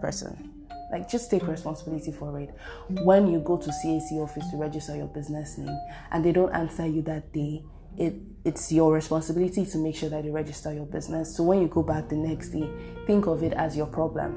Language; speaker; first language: English; non-native, local second language; Igbo